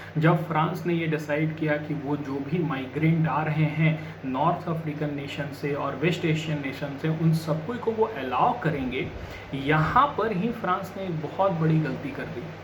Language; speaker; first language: Hindi; native; Hindi